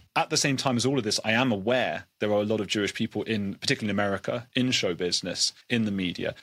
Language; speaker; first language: English; native; English